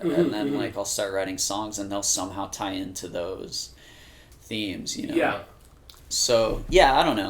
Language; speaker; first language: English; native; English